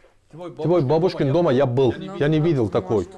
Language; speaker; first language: Russian; non-native, learner; Turkish